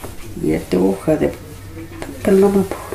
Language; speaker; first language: Spanish; non-native, local second language; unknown